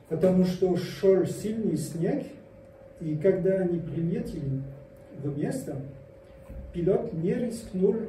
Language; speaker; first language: Russian; non-native, learner; French